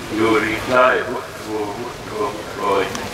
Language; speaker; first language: English; non-native, learner; Thai